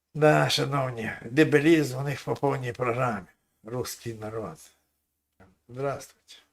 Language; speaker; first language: Ukrainian; native; Ukrainian